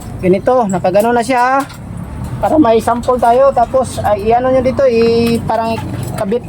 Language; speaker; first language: Filipino; non-native, local second language; Cebuano